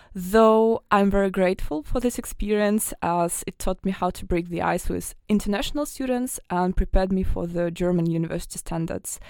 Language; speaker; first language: English; non-native, fluent; Russian